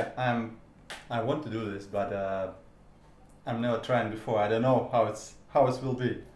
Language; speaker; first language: English; non-native, learner; Russian